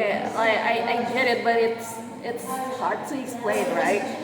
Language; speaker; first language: English; non-native, learner; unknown